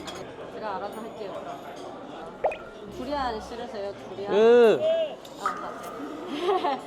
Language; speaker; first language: Korean; non-native, learner; Chinese